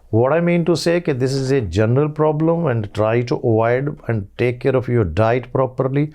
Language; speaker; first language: English; non-native, local second language; Punjabi